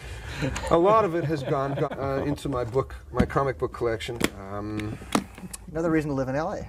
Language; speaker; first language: English; native; English